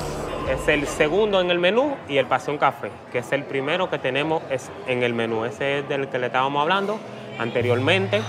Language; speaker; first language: Spanish; native; Spanish